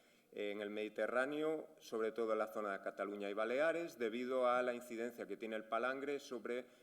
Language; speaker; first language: Spanish; native; Spanish